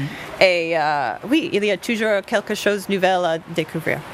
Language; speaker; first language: French; non-native, learner; English